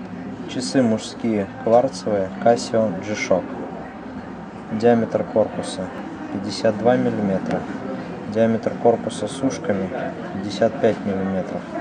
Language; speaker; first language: Russian; native; Russian